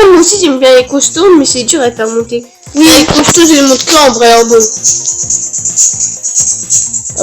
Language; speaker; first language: French; early bilingual, other home language; Romanian